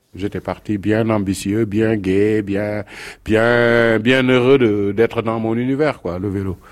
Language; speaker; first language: French; non-native, local second language; Wolof